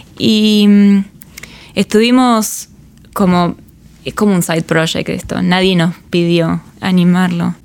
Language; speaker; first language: Spanish; native; Spanish